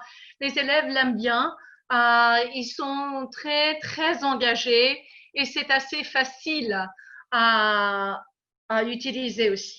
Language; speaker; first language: French; non-native, fluent; English